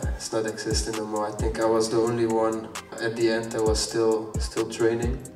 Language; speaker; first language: English; non-native, fluent; Dutch